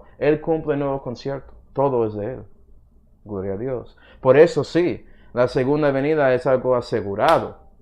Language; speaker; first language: Spanish; early bilingual, heritage; Spanish